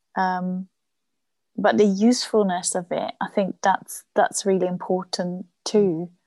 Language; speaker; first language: English; non-native, fluent; German